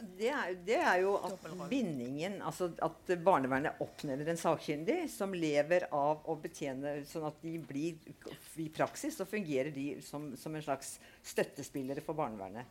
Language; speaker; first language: Norwegian; native; Norwegian